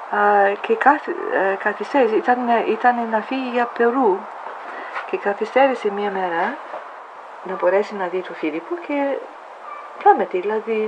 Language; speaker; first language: Greek; non-native, fluent; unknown